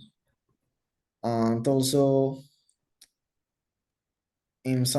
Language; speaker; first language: English; non-native, learner; Spanish